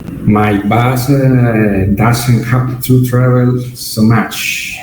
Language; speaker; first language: English; non-native, learner; Spanish